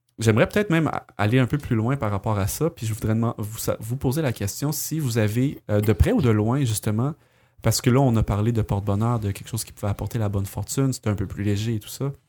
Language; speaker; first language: French; native; French